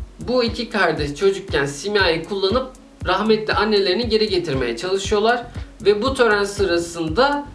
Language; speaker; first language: Turkish; native; Turkish